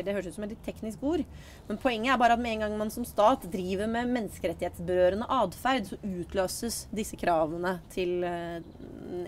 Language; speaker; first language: Norwegian; native; Norwegian